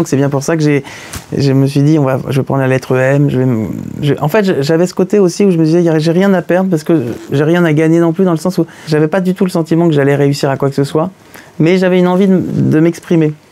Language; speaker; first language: French; native; French